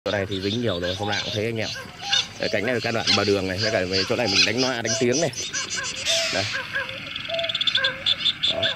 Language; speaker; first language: Vietnamese; native; Vietnamese